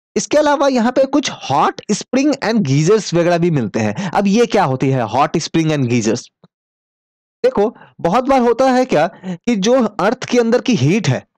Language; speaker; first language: Hindi; native; Hindi